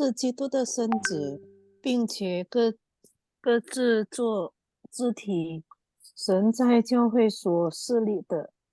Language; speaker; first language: Chinese; non-native, learner; Indonesian